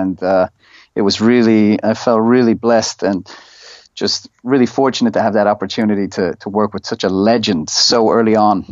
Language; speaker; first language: English; native; English